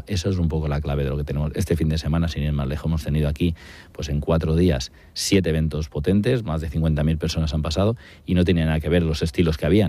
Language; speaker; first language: Spanish; native; Spanish